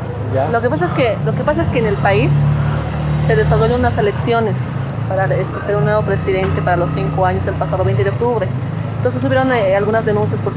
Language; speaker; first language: Spanish; native; Spanish